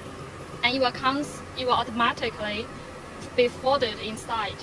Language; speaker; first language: English; non-native, learner; Chinese